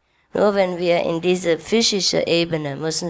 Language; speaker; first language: German; non-native, learner; Vietnamese